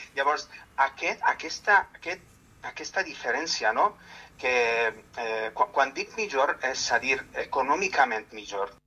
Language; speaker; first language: Catalan; non-native, fluent; Arabic